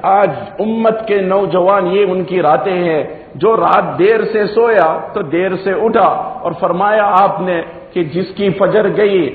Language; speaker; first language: Urdu; non-native, local second language; Gujarati